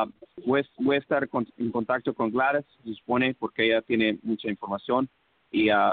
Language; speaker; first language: Spanish; early bilingual, heritage; English